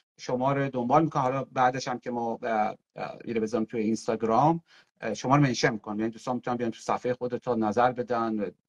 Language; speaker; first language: Persian; native; Persian